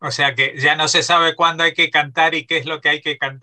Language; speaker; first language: Spanish; native; Spanish